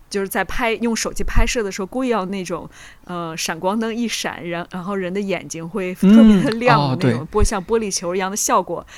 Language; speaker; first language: Chinese; native; Chinese